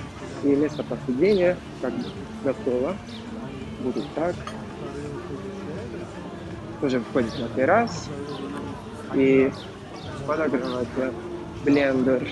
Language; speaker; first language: Russian; non-native, learner; Turkish